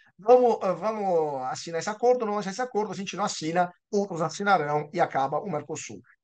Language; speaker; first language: Portuguese; non-native, fluent; Italian